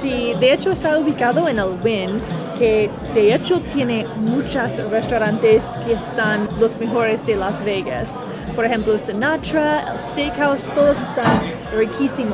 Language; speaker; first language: Spanish; non-native, learner; English